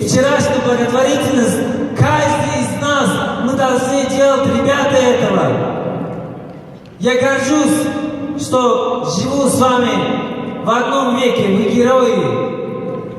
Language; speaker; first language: Russian; non-native, local second language; Tajik